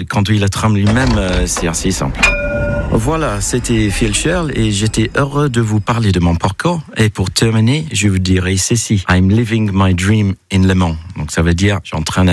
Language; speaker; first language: French; non-native, fluent; English